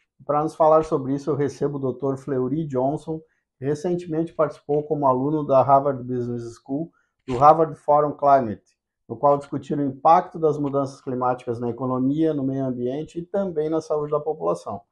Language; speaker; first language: Portuguese; native; Portuguese